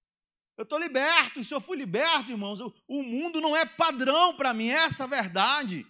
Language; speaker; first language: Portuguese; native; Portuguese